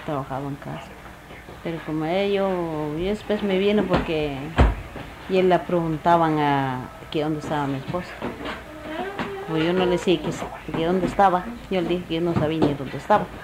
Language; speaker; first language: Spanish; non-native, local second language; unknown